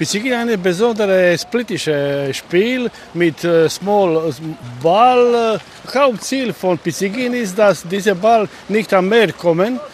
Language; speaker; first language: German; non-native, learner; Croatian